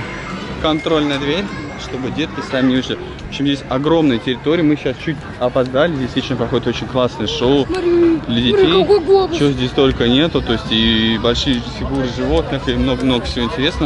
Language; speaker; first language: Russian; native; Russian